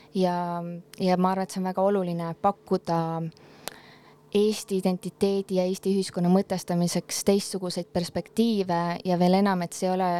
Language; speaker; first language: Estonian; native; Estonian